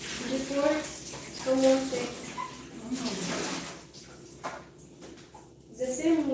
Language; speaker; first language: English; non-native, learner; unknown